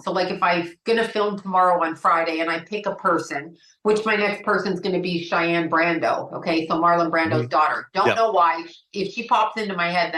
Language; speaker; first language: English; native; English